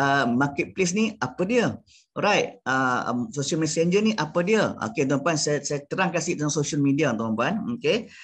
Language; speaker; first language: Malay; native; Malay